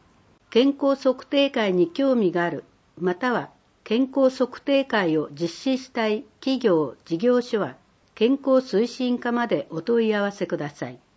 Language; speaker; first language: Japanese; native; Japanese